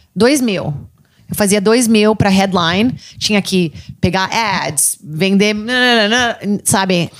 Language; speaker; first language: Portuguese; early bilingual, heritage; English